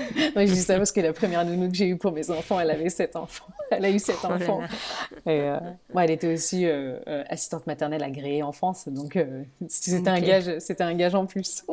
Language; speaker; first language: French; native; French